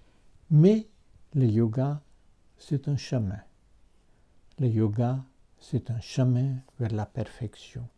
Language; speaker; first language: French; non-native, fluent; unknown